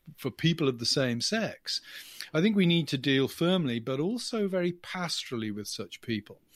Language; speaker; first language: English; native; English